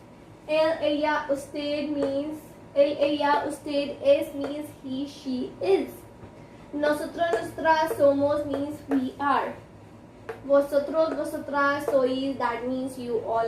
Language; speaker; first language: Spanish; non-native, fluent; Hindi